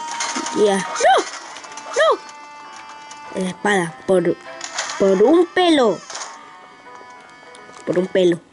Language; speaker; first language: Spanish; native; Spanish